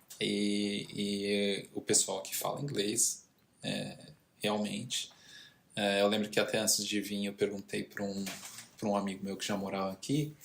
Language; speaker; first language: Portuguese; native; Portuguese